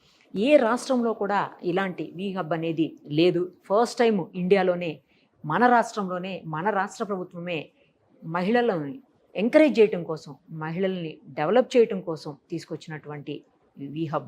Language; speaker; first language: Telugu; native; Telugu